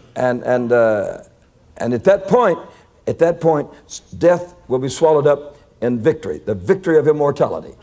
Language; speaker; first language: English; native; English